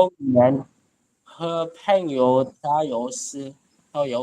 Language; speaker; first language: Chinese; non-native, learner; Indonesian